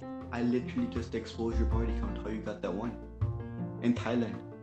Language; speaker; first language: English; early bilingual, other home language; Punjabi